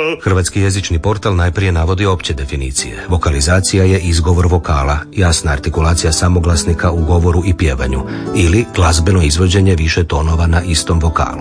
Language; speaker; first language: Serbian; native; Serbian